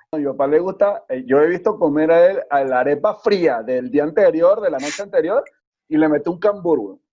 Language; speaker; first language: Spanish; native; Spanish